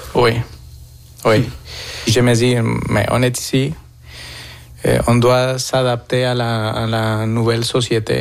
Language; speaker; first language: French; non-native, fluent; Spanish